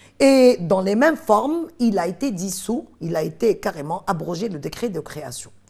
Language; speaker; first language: French; non-native, local second language; Arabic